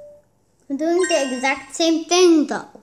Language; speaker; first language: English; native; English